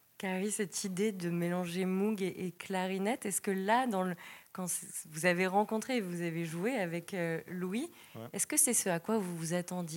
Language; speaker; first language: French; native; French